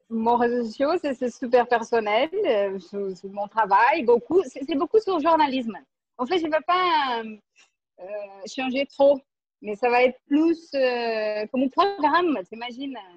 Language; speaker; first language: French; non-native, learner; Portuguese